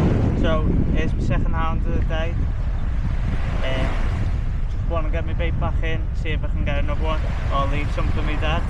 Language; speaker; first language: English; native; English